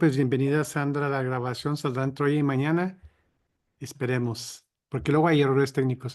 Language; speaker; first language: Spanish; native; Spanish